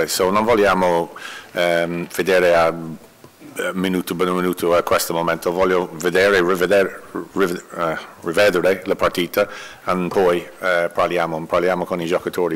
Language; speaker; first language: Italian; non-native, learner; English